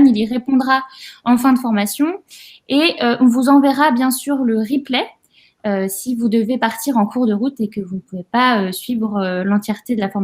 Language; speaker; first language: French; native; French